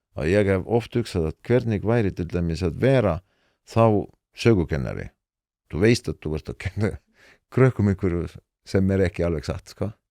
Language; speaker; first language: Icelandic; non-native, fluent; Estonian